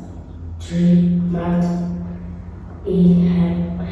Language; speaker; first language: English; non-native, learner; Vietnamese